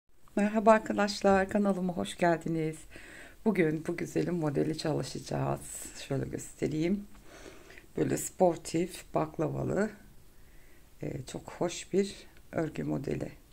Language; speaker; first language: Turkish; native; Turkish